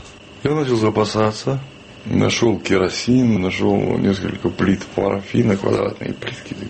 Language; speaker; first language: Russian; non-native, local second language; Chechen